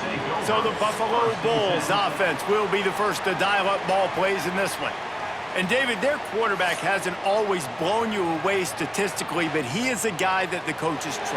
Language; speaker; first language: English; native; English